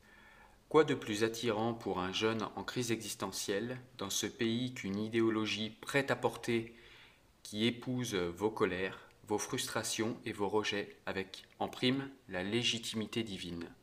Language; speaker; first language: French; native; French